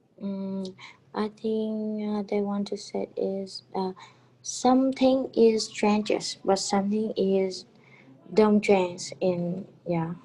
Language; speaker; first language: English; non-native, learner; Vietnamese